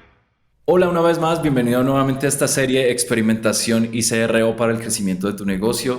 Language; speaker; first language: Spanish; native; Spanish